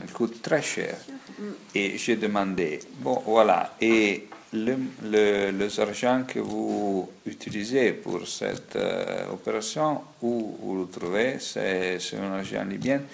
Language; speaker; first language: French; non-native, fluent; Italian